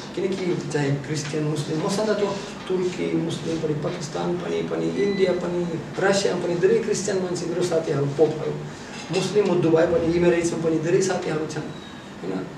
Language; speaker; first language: Nepali; non-native, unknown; Russian